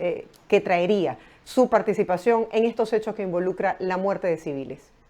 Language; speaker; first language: Spanish; native; Spanish